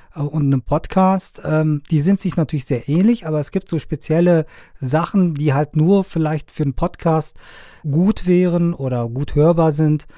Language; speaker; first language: German; non-native, fluent; Persian